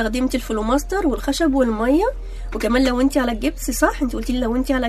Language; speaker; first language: Arabic; native; Arabic